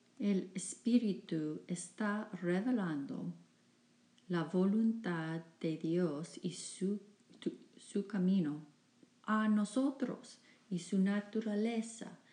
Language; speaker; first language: Spanish; non-native, fluent; English